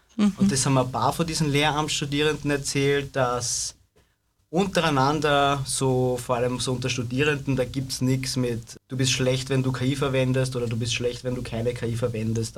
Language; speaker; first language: German; native; German